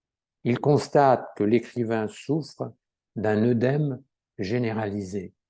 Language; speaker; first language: French; native; French